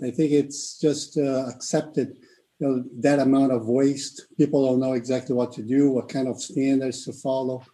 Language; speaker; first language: English; non-native, fluent; Portuguese